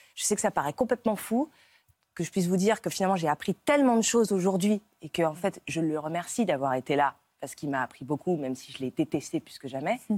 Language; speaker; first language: French; native; French